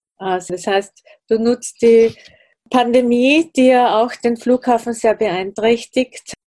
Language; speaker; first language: German; native; German